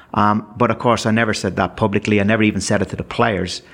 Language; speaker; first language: English; native; English